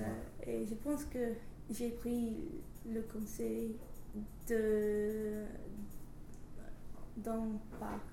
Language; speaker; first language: French; non-native, learner; English